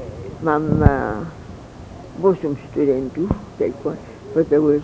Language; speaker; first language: Czech; early bilingual, heritage; Czech